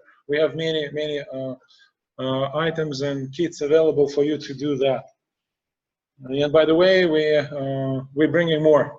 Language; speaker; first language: English; non-native, fluent; Russian